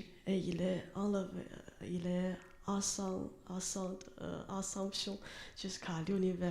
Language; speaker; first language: French; non-native, learner; Chinese